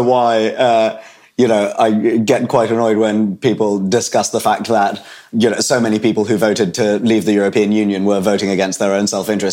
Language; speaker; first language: English; native; English